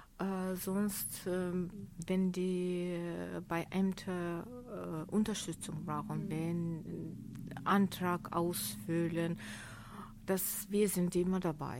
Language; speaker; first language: German; non-native, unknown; Azerbaijani